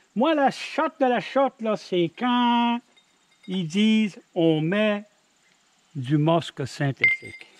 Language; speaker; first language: French; native; French